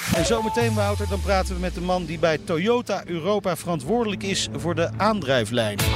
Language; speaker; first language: Dutch; native; Dutch